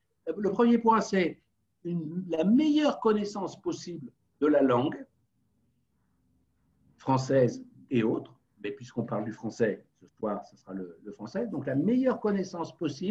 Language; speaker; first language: French; native; French